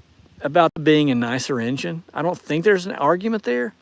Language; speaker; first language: English; native; English